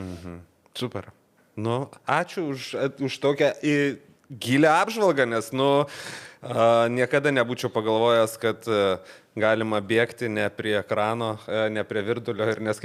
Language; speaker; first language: Lithuanian; native; Lithuanian